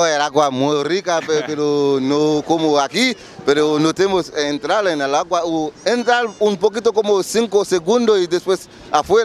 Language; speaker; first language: Spanish; non-native, learner; Haitian Creole